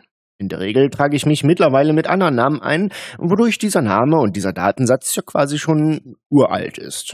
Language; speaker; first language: German; native; German